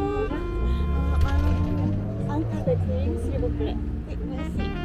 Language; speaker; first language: French; non-native, learner; Japanese